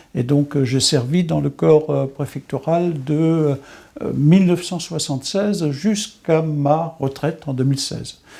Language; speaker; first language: French; non-native, local second language; Swiss German